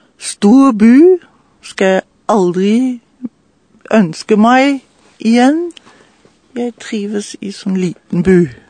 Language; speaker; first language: Norwegian; non-native, fluent; German